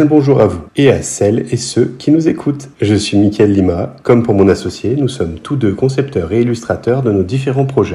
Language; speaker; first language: French; native; French